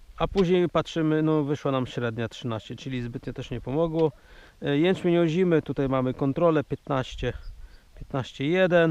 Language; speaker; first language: Polish; native; Polish